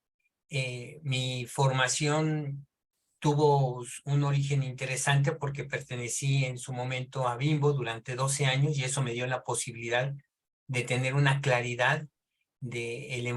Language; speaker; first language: Spanish; native; Spanish